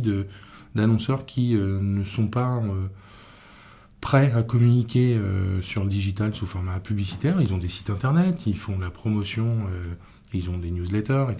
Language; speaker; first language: French; native; French